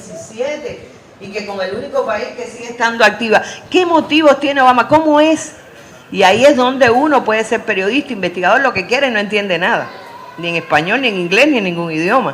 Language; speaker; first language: Spanish; native; Spanish